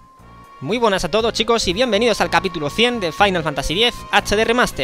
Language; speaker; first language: Spanish; native; Spanish